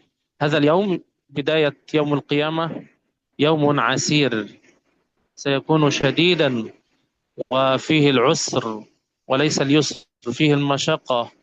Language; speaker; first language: Arabic; native; Arabic